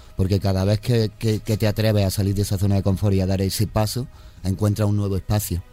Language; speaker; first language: Spanish; native; Spanish